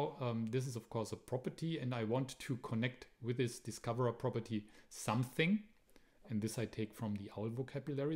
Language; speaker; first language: English; non-native, fluent; German